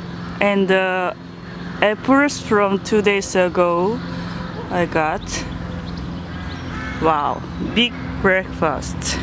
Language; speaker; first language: English; non-native, learner; Korean